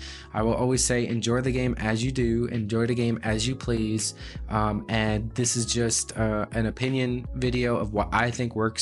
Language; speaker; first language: English; native; English